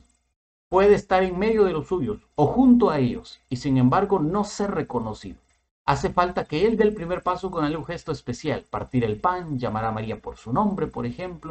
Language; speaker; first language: Spanish; native; Spanish